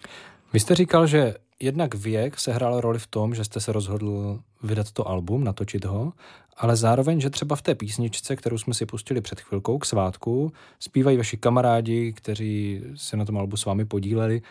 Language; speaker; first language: Czech; native; Czech